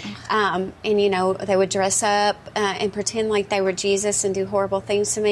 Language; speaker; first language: English; native; English